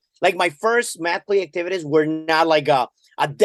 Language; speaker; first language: English; non-native, fluent; Spanish